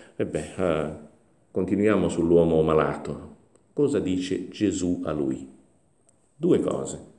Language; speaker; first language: Italian; non-native, fluent; Portuguese